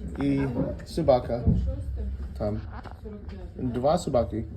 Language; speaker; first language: Russian; non-native, learner; English